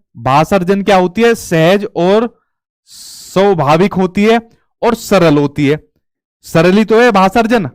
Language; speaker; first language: Hindi; native; Hindi